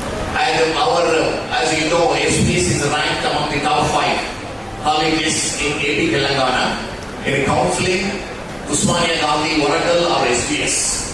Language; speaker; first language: English; non-native, local second language; Telugu